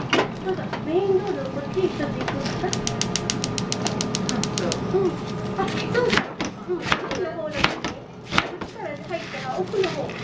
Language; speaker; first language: Japanese; native; Japanese